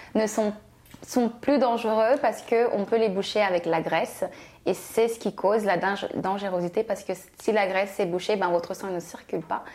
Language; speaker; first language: French; native; French